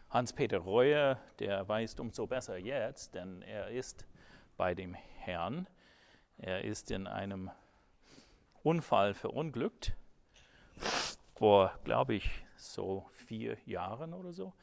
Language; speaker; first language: German; non-native, fluent; English